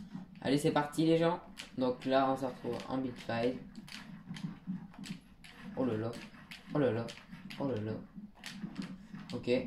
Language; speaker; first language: French; native; French